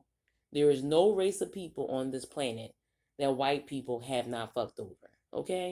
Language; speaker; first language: English; native; English